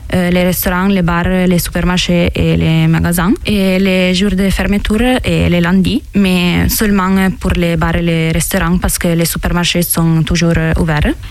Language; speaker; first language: French; non-native, fluent; Italian